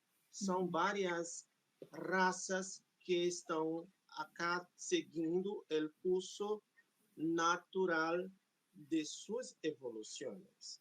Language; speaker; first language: Spanish; non-native, fluent; Portuguese